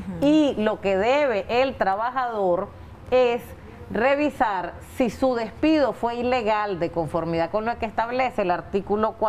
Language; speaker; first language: Spanish; native; Spanish